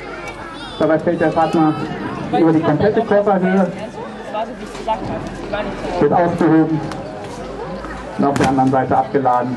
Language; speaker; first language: German; native; German